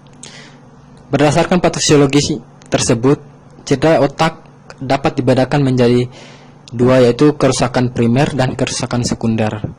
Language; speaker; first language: Indonesian; native; Indonesian